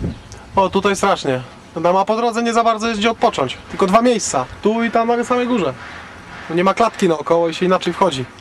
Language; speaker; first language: Polish; native; Polish